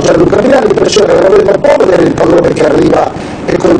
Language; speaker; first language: Italian; native; Italian